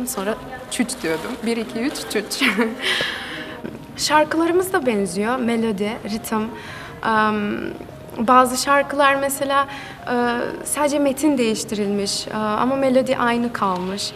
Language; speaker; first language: Turkish; non-native, fluent; Macedonian